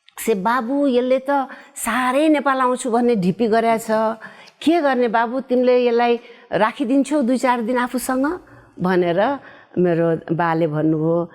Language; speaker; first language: Nepali; early bilingual, heritage; Nepali